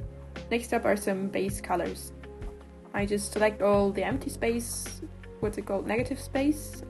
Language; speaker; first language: English; non-native, fluent; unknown